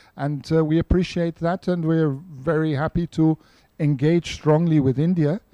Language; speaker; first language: English; non-native, fluent; Portuguese